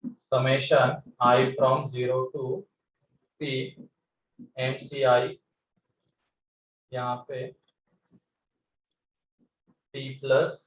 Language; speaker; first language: Hindi; native; Hindi